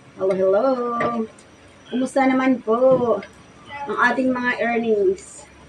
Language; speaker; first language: Filipino; non-native, local second language; Cebuano